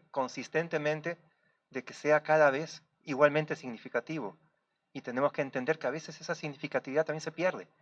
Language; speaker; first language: Spanish; native; Spanish